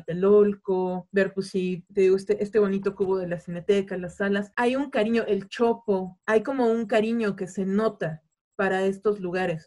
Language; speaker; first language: Spanish; native; Spanish